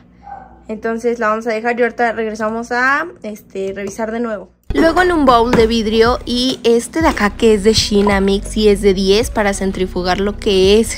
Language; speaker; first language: Spanish; native; Spanish